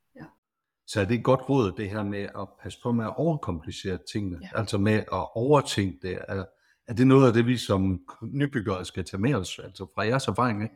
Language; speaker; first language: Danish; native; Danish